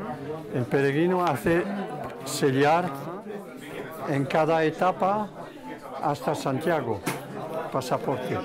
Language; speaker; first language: Spanish; non-native, fluent; French